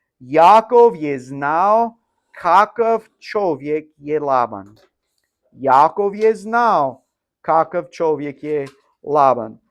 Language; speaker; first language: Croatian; non-native, learner; English